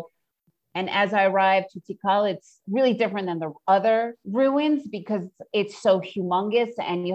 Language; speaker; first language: English; native; English